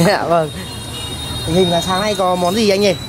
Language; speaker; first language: Vietnamese; native; Vietnamese